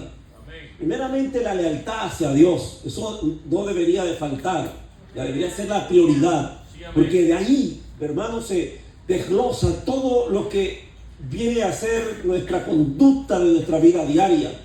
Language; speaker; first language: Spanish; native; Spanish